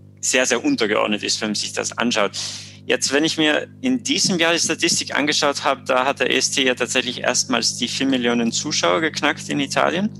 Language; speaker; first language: German; native; German